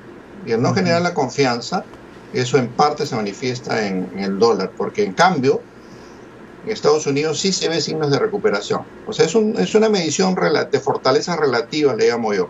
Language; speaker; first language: Spanish; native; Spanish